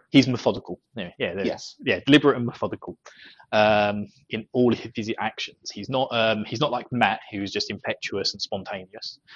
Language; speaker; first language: English; native; English